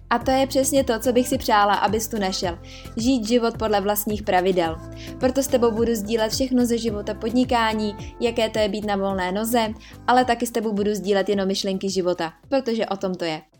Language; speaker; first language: Czech; native; Czech